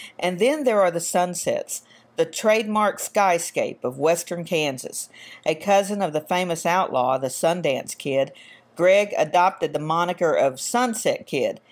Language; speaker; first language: English; native; English